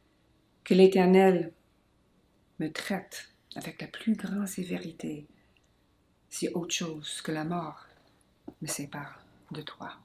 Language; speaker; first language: French; non-native, local second language; English